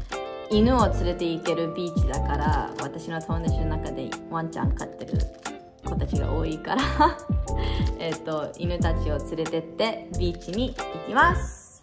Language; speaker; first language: Japanese; early bilingual, heritage; English